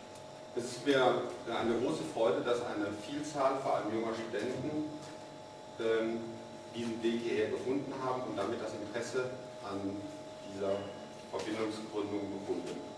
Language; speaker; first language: German; native; German